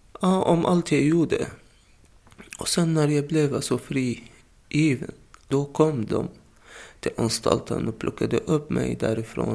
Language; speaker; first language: Swedish; non-native, fluent; Arabic